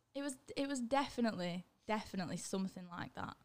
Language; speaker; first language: English; native; English